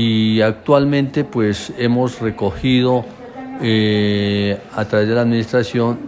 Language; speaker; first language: Spanish; native; Spanish